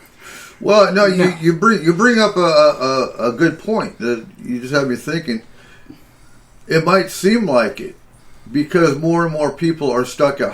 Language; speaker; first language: English; native; English